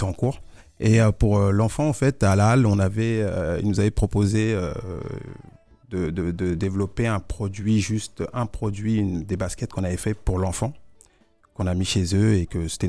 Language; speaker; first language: French; early bilingual, other home language; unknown